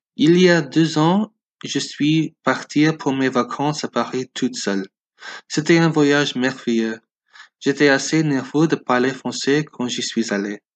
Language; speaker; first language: French; non-native, learner; English